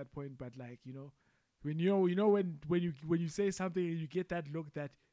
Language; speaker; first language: English; non-native, local second language; Xhosa